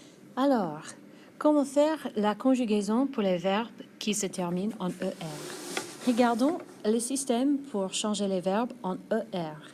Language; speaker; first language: French; non-native, fluent; English